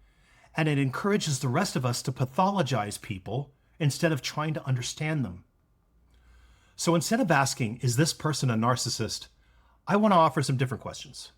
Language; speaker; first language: English; native; English